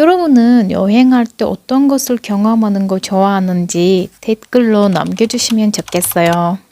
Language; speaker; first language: Korean; non-native, fluent; Turkish